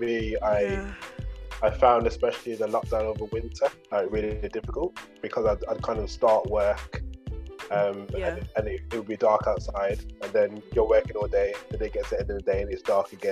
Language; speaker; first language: English; native; English